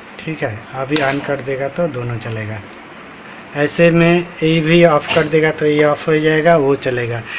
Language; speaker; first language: Hindi; non-native, local second language; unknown